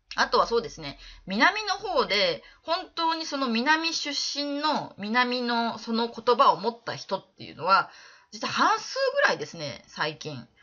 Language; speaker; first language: Japanese; native; Japanese